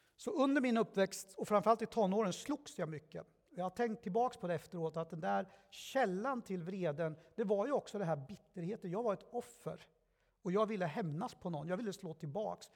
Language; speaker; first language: Swedish; early bilingual, other home language; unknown